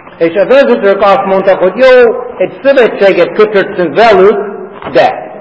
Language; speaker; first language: Hungarian; non-native, fluent; English